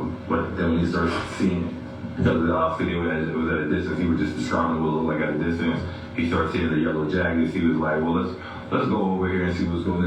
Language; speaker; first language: English; native; English